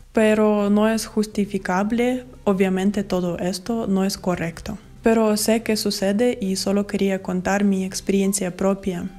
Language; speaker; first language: Spanish; non-native, fluent; Ukrainian